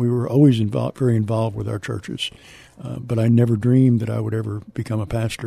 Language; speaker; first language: English; native; English